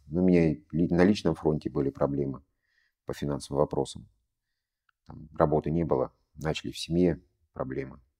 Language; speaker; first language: Russian; native; Russian